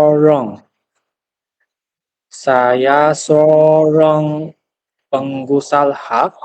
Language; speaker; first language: Indonesian; non-native, learner; Chinese